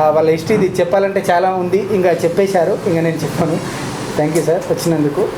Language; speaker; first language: Telugu; non-native, local second language; Lambadi